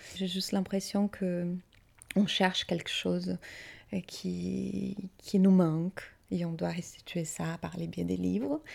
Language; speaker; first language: French; non-native, fluent; Portuguese